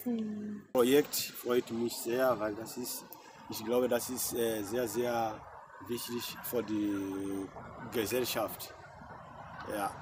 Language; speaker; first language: German; non-native, learner; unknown